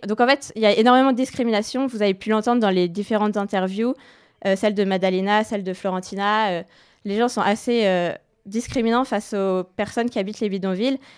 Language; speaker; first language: French; native; French